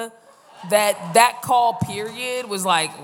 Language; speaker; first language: English; native; English